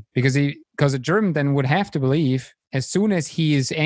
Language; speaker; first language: English; non-native, fluent; German